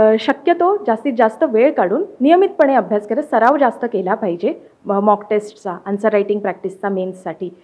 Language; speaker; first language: Marathi; native; Marathi